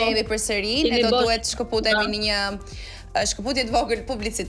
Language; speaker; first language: Albanian; native; Albanian